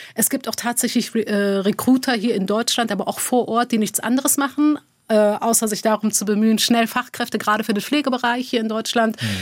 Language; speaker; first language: German; early bilingual, other home language; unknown